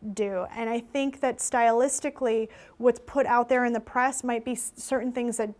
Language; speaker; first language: English; native; English